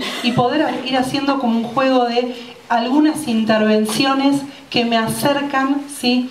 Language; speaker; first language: Spanish; native; Spanish